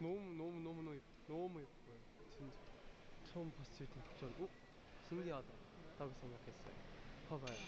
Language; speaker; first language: Korean; non-native, learner; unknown